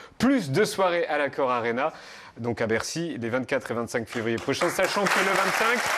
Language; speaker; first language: French; native; French